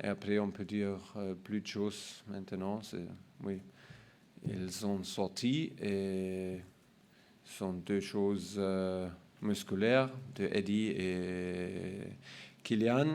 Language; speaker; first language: French; non-native, learner; German